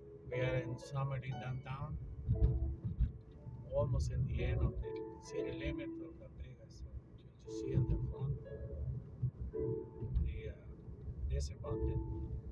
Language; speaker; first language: English; non-native, learner; Spanish